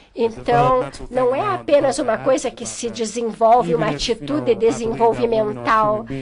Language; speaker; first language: Portuguese; non-native, fluent; English